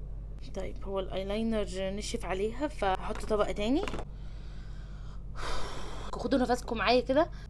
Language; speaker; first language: Arabic; native; Arabic